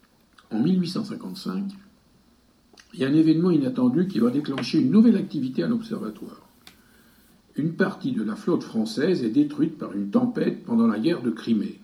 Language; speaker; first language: French; native; French